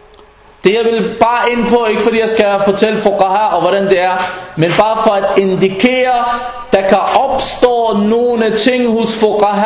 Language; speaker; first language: Danish; non-native, fluent; Arabic